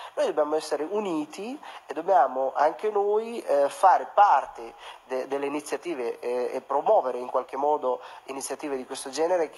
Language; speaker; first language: Italian; non-native, fluent; Urdu